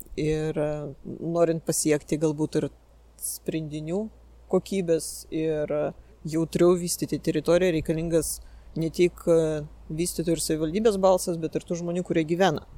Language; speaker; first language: Lithuanian; non-native, local second language; Russian